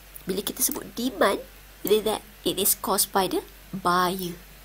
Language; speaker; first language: English; non-native, local second language; Malay